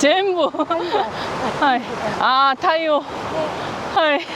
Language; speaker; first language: Japanese; non-native, learner; Korean